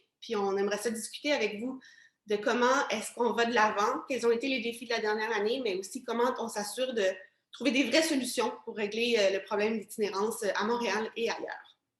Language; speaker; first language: French; native; French